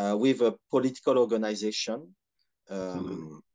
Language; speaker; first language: English; non-native, fluent; French